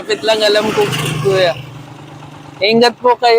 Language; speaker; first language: Filipino; non-native, learner; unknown